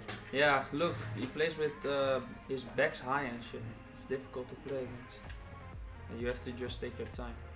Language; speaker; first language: English; non-native, fluent; Dutch